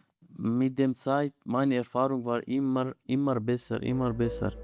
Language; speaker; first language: German; non-native, learner; Arabic